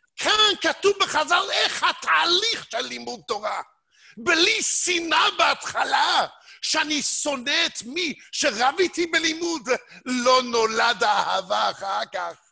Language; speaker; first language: Hebrew; non-native, fluent; English